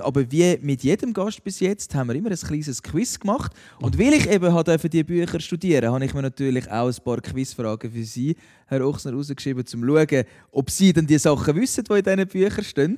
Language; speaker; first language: German; native; German